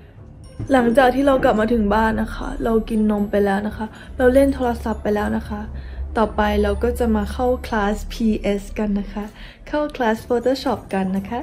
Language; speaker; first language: Thai; native; Thai